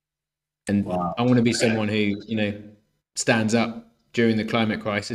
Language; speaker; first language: English; native; English